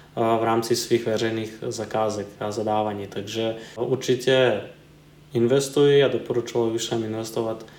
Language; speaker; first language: Czech; non-native, fluent; Serbian